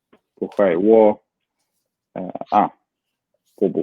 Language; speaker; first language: Chinese; non-native, learner; English